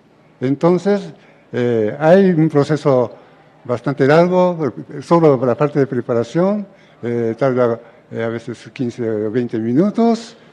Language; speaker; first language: Spanish; non-native, fluent; Japanese